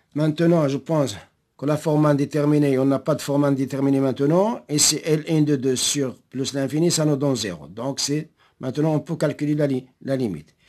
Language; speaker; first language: French; non-native, local second language; Arabic